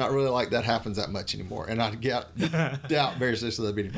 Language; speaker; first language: English; native; English